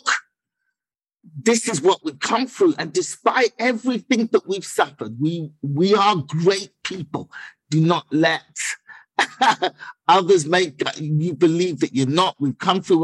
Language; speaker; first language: English; native; English